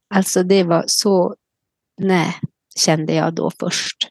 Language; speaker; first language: Swedish; native; Swedish